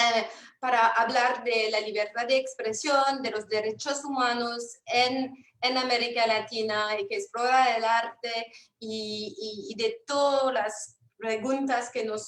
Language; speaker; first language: Spanish; non-native, fluent; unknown